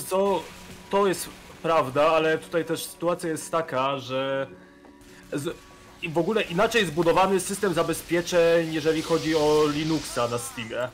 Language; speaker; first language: Polish; native; Polish